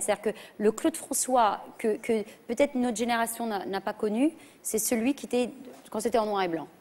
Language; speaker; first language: French; early bilingual, other home language; English